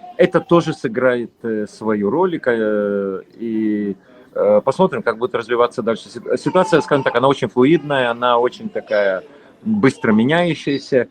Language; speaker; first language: Russian; native; Russian